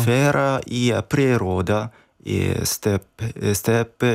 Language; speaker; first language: Ukrainian; non-native, learner; Japanese